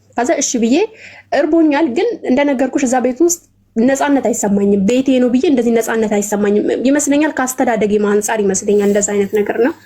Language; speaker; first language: Amharic; native; Amharic